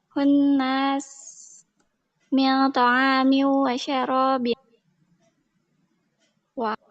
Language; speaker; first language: Arabic; non-native, learner; Indonesian